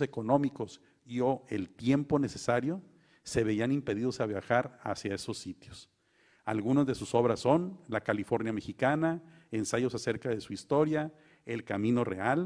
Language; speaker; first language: Spanish; native; Spanish